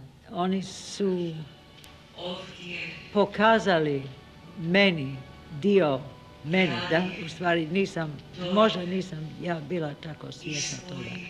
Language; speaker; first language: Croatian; non-native, fluent; English